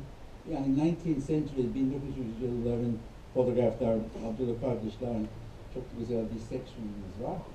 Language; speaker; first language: Turkish; non-native, fluent; English